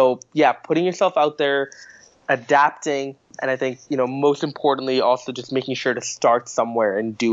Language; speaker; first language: English; native; English